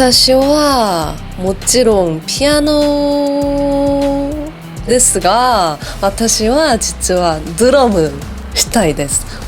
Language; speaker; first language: Japanese; non-native, learner; Korean